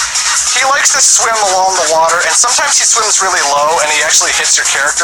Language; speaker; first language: English; native; English